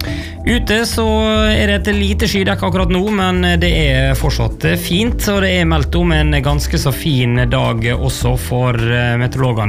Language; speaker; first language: Norwegian; native; Norwegian